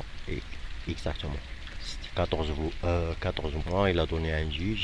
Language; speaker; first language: French; non-native, fluent; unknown